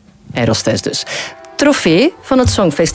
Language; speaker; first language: Dutch; native; Dutch